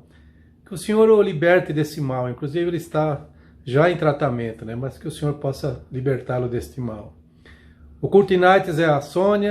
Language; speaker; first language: Portuguese; native; Portuguese